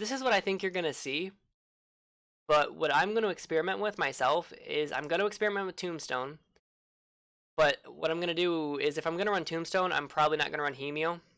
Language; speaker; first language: English; native; English